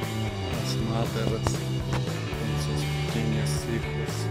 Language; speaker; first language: Spanish; non-native, learner; Russian